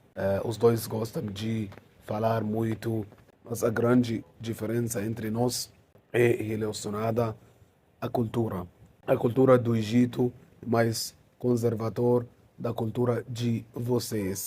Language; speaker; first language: Portuguese; non-native, fluent; Arabic